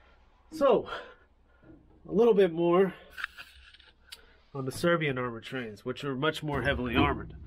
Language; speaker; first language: English; native; English